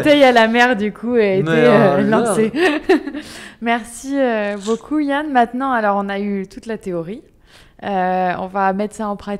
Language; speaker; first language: French; native; French